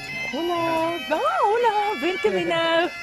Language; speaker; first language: Spanish; non-native, learner; Afrikaans